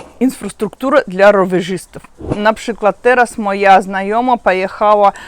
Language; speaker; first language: Polish; non-native, learner; Russian